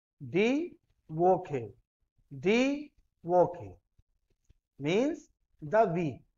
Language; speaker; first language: German; non-native, fluent; Hindi